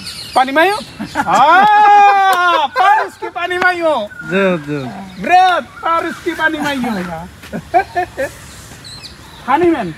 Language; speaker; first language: Russian; non-native, learner; Bangla